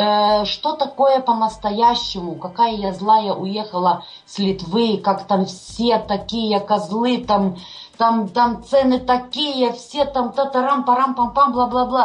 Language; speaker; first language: Russian; non-native, fluent; Lithuanian